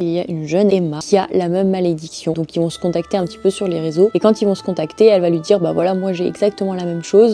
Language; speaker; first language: French; native; French